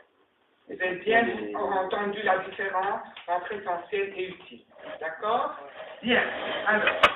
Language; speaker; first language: French; native; French